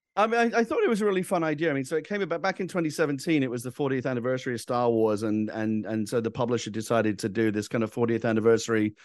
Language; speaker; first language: English; native; English